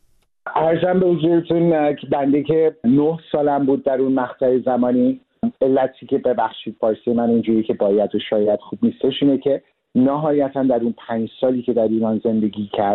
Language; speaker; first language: Persian; early bilingual, heritage; Persian